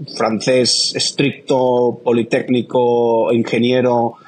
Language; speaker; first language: Spanish; native; Spanish